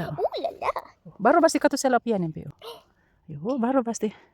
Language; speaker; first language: Finnish; non-native, learner; Bikol